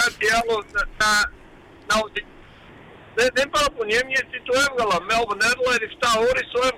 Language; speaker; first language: Greek; early bilingual, heritage; Greek